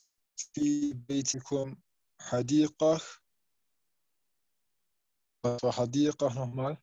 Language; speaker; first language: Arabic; non-native, learner; German